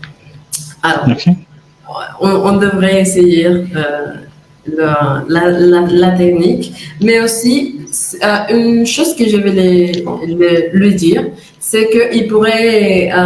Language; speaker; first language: French; non-native, fluent; Spanish